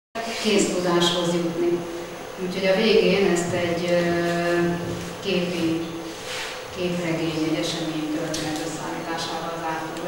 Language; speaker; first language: Hungarian; native; Hungarian